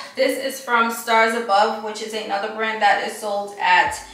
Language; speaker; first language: English; native; English